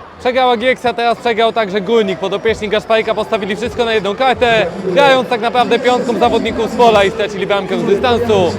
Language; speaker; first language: Polish; native; Polish